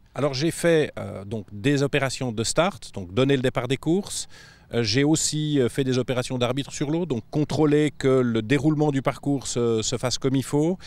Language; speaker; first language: French; native; French